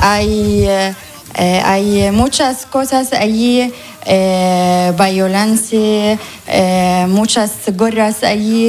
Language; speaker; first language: Spanish; non-native, learner; Arabic